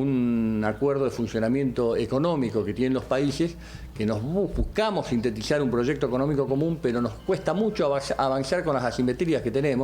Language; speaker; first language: Spanish; native; Spanish